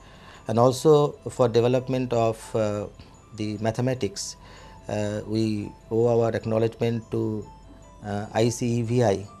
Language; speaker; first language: English; non-native, local second language; Bangla